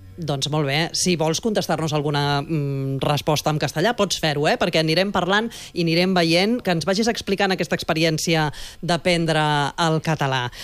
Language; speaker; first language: Catalan; native; Catalan